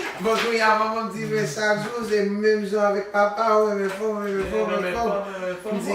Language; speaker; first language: Haitian Creole; early bilingual, heritage; English